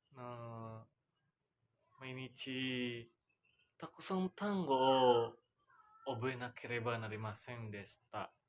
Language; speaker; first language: Japanese; non-native, learner; Indonesian